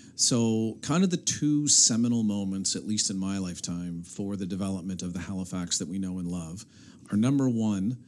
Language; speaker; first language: English; native; English